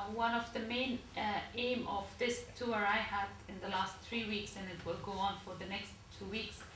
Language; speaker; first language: English; non-native, learner; Persian